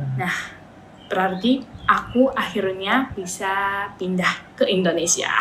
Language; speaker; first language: Indonesian; non-native, fluent; Japanese